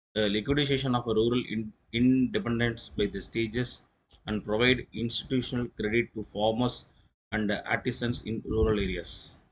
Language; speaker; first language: English; non-native, local second language; Tamil